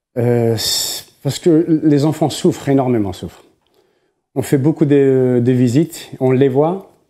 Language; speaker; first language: French; non-native, local second language; Arabic